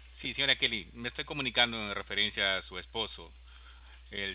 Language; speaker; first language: Spanish; native; Spanish